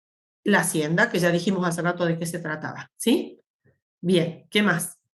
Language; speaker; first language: Spanish; native; Spanish